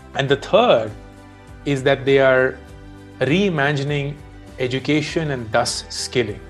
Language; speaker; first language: English; non-native, local second language; Hindi